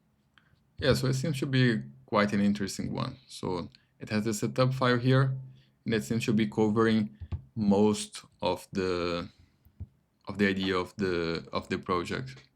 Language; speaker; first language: English; non-native, fluent; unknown